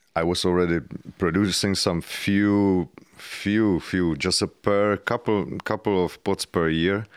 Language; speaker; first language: English; non-native, fluent; Czech